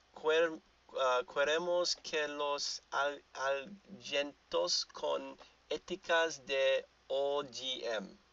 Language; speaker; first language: Spanish; non-native, learner; English